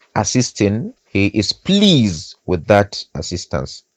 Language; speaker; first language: English; non-native, local second language; Hausa